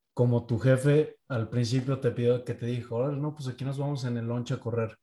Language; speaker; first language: Spanish; native; Spanish